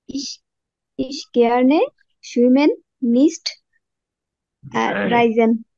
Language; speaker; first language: German; non-native, learner; Bangla